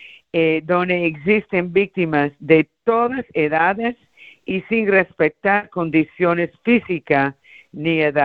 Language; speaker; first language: Spanish; early bilingual, heritage; Spanish